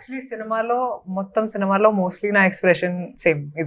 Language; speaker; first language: Telugu; non-native, fluent; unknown